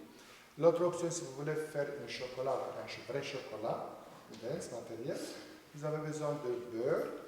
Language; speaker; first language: French; non-native, fluent; Romanian